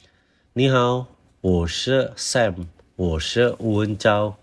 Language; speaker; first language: Chinese; non-native, fluent; Indonesian